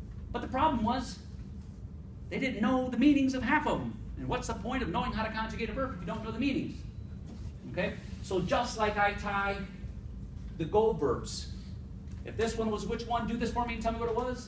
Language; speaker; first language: English; native; English